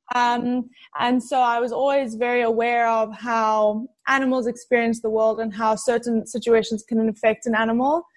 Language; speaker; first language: English; native; English